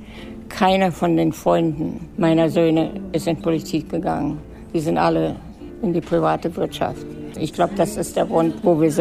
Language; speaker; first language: German; native; German